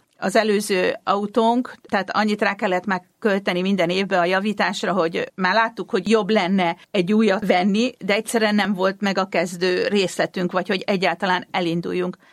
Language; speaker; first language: Hungarian; native; Hungarian